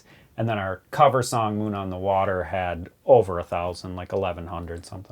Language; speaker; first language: English; native; English